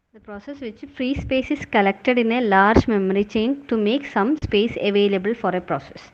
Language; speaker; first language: English; non-native, local second language; Malayalam